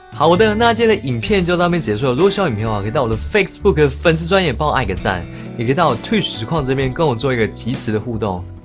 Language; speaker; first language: Chinese; native; Chinese